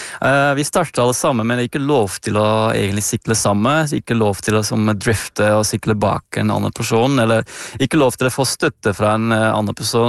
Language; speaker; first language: Norwegian; non-native, fluent; Dutch